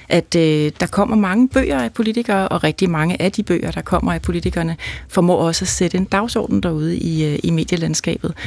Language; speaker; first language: Danish; native; Danish